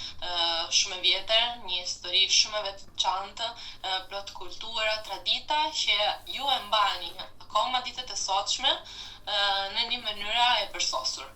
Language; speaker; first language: Albanian; non-native, fluent; Italian